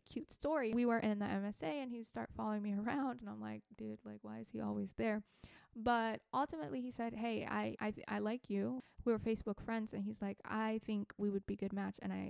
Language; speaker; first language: English; non-native, fluent; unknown